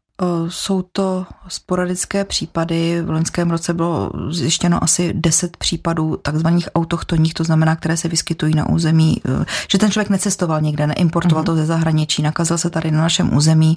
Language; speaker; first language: Czech; native; Czech